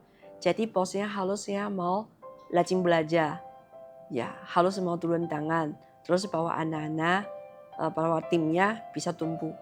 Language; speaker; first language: Indonesian; non-native, learner; Chinese